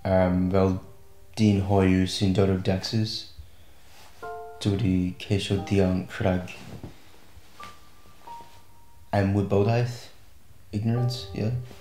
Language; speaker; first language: Welsh; non-native, fluent; English